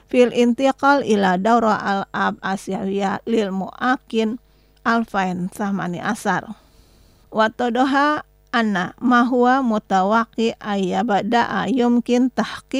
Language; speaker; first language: Arabic; non-native, fluent; Indonesian